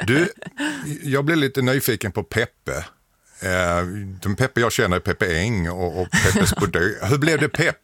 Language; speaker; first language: Swedish; native; Swedish